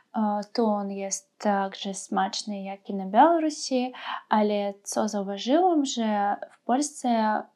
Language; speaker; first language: Polish; non-native, fluent; Russian